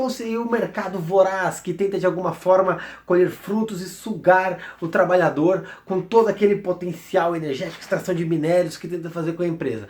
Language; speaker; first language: Portuguese; native; Portuguese